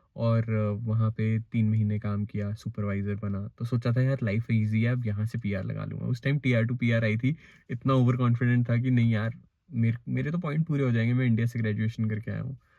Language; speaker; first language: Hindi; native; Hindi